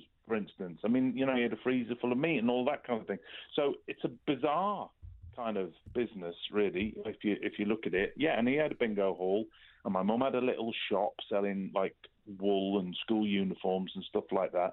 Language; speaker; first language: English; native; English